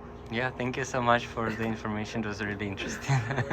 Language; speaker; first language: English; non-native, fluent; Ukrainian